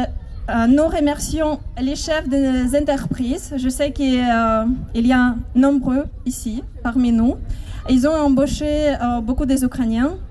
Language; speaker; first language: French; non-native, fluent; Ukrainian